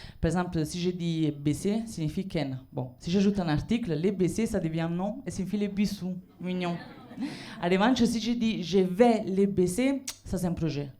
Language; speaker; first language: French; non-native, fluent; Italian